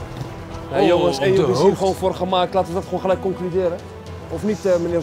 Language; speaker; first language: Dutch; native; Dutch